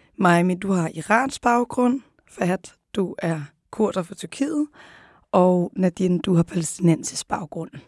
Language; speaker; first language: Danish; early bilingual, other home language; Arabic